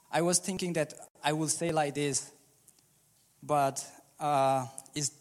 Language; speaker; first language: English; early bilingual, other home language; Burmese